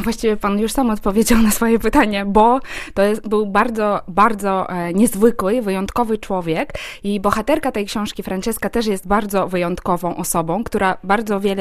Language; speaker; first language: Polish; non-native, fluent; Ukrainian